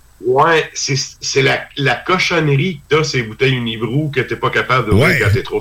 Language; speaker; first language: French; native; French